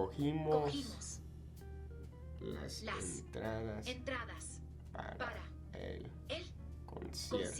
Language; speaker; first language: Spanish; non-native, fluent; English